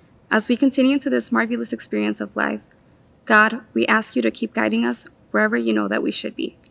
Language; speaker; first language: English; early bilingual, other home language; Spanish